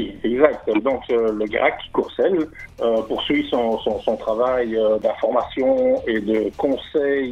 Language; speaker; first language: French; native; French